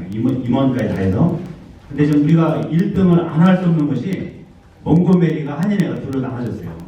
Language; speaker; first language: Korean; native; Korean